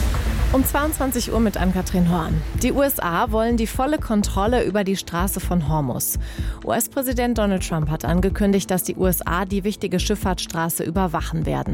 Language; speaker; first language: German; native; German